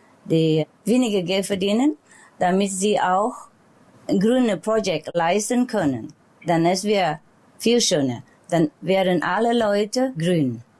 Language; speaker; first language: German; non-native, learner; Vietnamese